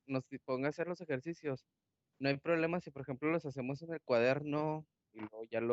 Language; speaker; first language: Spanish; native; Spanish